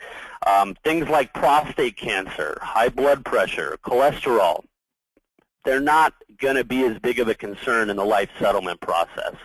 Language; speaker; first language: English; native; English